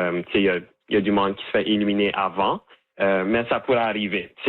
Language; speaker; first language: French; native; French